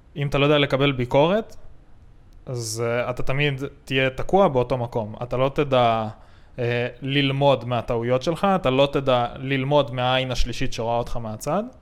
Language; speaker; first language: Hebrew; native; Hebrew